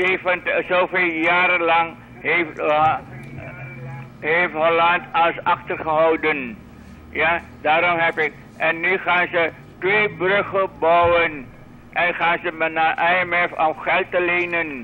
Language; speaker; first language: Dutch; non-native, local second language; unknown